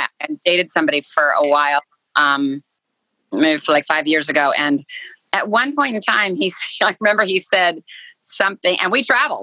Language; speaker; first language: English; native; English